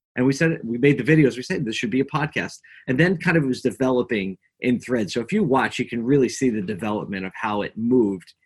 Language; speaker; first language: English; native; English